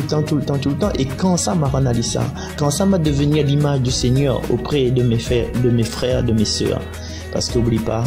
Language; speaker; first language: French; non-native, learner; Réunion Creole French